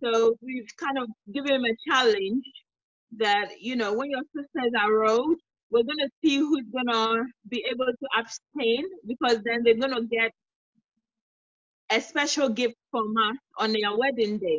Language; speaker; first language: English; non-native, local second language; Akan